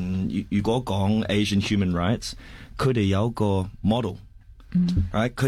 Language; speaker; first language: Cantonese; early bilingual, heritage; Cantonese